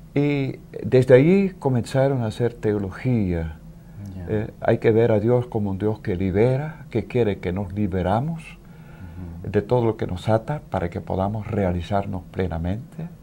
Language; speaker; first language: Spanish; non-native, fluent; Dutch